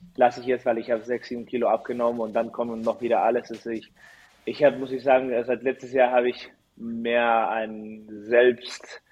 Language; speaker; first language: German; early bilingual, heritage; Spanish